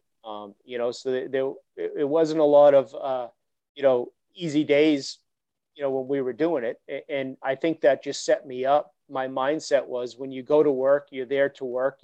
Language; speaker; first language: English; native; English